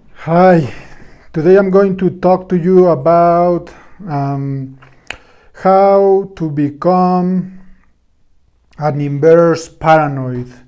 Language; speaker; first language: English; non-native, fluent; Spanish